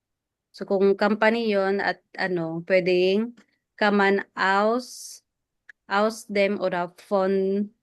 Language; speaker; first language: German; non-native, fluent; Filipino